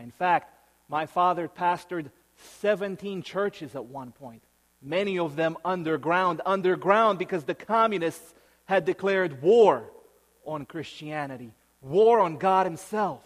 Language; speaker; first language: English; early bilingual, other home language; Romanian